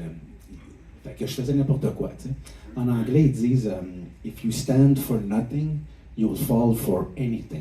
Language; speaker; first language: French; native; French